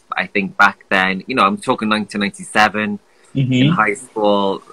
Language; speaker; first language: English; native; English